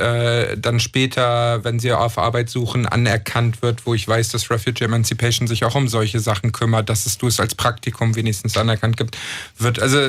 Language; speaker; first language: German; native; German